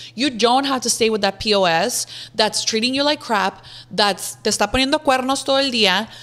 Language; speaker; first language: English; non-native, fluent; Spanish